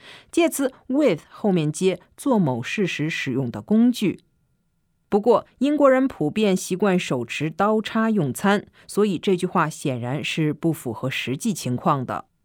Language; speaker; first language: Chinese; native; Chinese